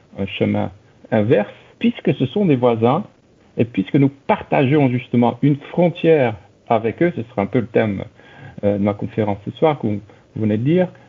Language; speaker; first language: French; non-native, fluent; Dutch